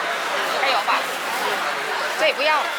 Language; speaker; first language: Chinese; native; Chinese